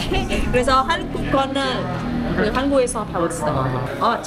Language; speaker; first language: Korean; non-native, learner; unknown